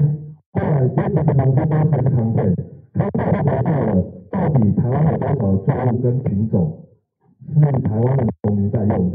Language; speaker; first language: Chinese; native; Chinese